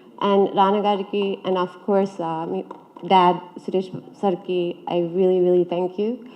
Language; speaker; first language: Telugu; early bilingual, heritage; Telugu